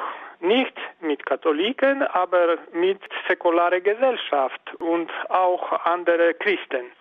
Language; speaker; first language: German; non-native, fluent; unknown